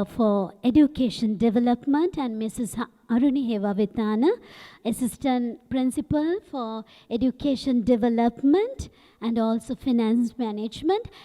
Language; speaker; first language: English; non-native, local second language; Sinhala